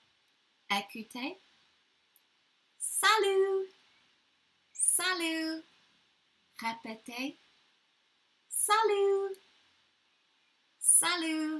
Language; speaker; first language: French; non-native, learner; English